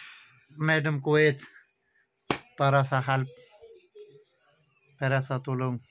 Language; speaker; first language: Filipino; non-native, learner; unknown